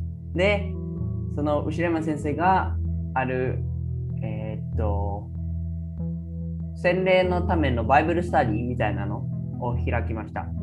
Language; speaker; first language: Japanese; early bilingual, other home language; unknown